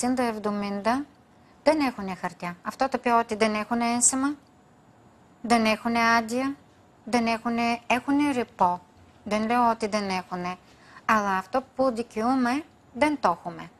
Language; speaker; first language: Greek; non-native, fluent; Bulgarian